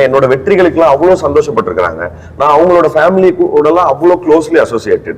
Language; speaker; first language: Tamil; native; Tamil